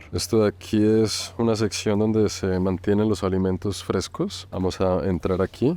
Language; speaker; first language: Spanish; native; Spanish